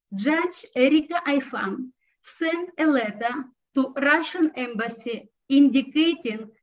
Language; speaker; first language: English; non-native, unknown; Russian